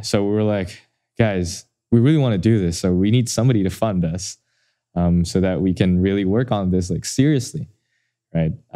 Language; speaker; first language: English; non-native, fluent; Indonesian